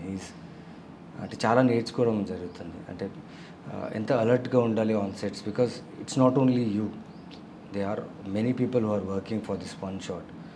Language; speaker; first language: Telugu; non-native, local second language; Tamil